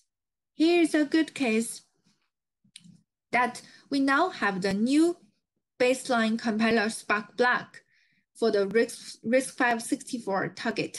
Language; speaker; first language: English; non-native, fluent; Chinese